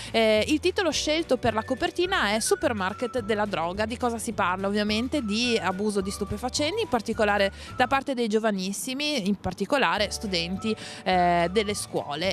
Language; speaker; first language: Italian; native; Italian